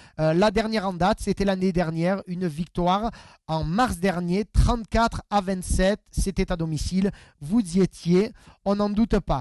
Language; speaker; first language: French; native; French